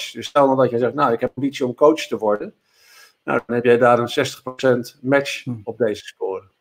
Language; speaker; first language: Dutch; native; Dutch